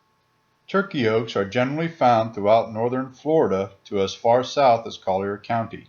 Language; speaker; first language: English; native; English